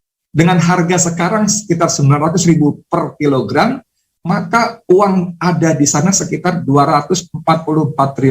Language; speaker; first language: Indonesian; native; Indonesian